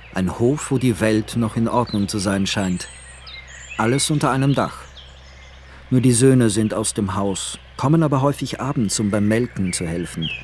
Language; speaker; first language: German; native; German